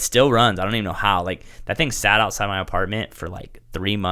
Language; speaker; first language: English; native; English